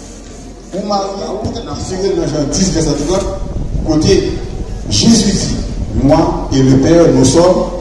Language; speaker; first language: French; non-native, local second language; Haitian Creole